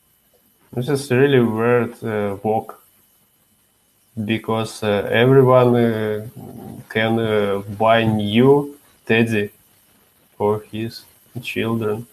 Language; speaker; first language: English; non-native, learner; Russian